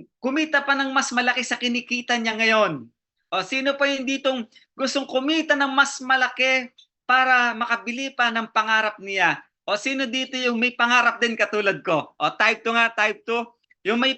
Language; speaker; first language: Filipino; native; Filipino